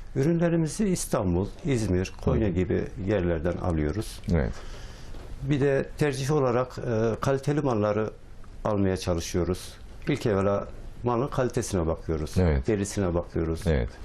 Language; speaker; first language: Turkish; native; Turkish